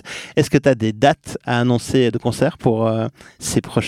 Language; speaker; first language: French; native; French